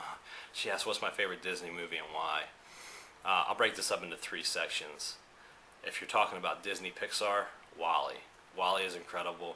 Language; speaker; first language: English; early bilingual, other home language; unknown